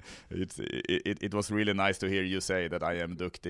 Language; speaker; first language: English; non-native, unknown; Swedish